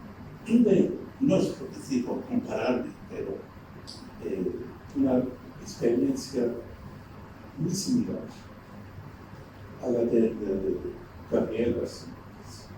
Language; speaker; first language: Spanish; non-native, fluent; Turkish